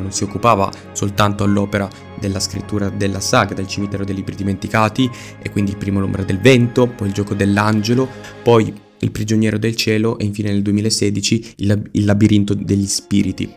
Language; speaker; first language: Italian; native; Italian